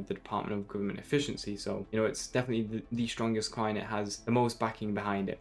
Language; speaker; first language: English; native; English